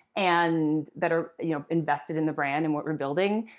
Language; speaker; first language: English; native; English